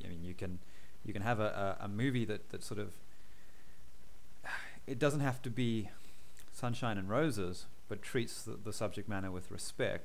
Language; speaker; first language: English; native; English